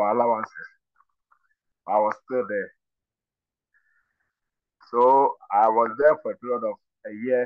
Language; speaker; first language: English; non-native, local second language; Akan